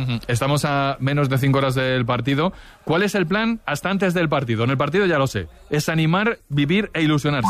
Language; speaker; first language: Spanish; native; Spanish